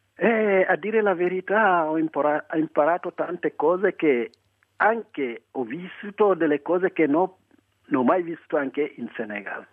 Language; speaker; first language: Italian; non-native, fluent; Wolof